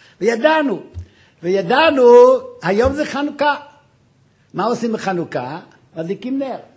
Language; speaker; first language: Hebrew; non-native, fluent; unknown